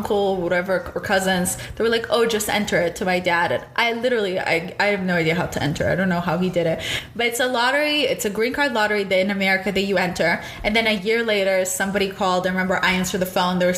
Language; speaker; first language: English; non-native, fluent; Russian